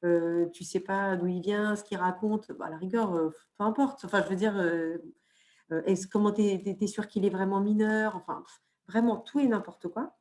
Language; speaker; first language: French; native; French